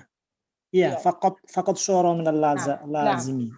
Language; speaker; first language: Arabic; non-native, learner; Indonesian